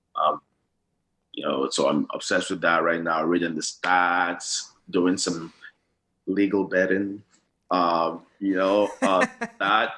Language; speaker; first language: English; non-native, local second language; Yoruba